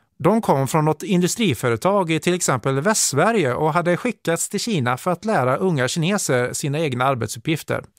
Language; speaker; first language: Swedish; native; Swedish